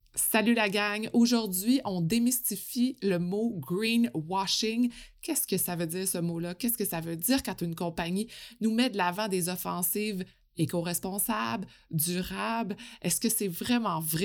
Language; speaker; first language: French; native; French